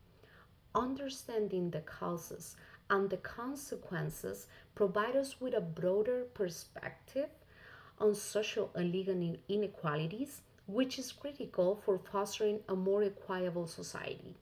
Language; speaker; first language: English; non-native, fluent; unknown